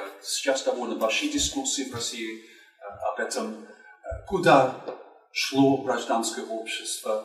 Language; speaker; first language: Russian; non-native, fluent; English